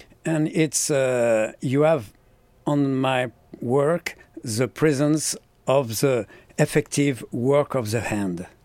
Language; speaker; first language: English; non-native, learner; French